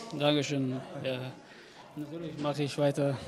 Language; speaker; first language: German; non-native, learner; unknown